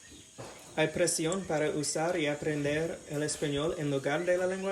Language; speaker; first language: Spanish; non-native, fluent; English